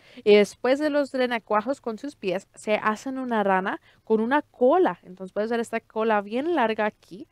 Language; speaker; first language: Spanish; early bilingual, heritage; Spanish